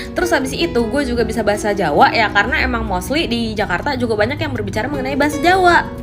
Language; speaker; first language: Indonesian; native; Indonesian